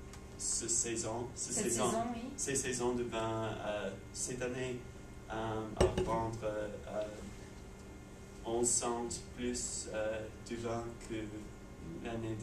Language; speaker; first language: French; non-native, learner; English